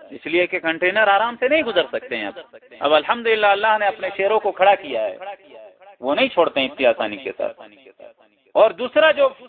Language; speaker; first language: Urdu; non-native, local second language; Pashto